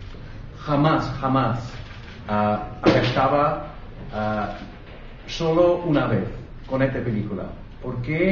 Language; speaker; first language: Spanish; non-native, fluent; English